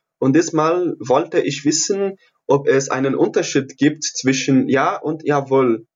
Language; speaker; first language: German; non-native, learner; Portuguese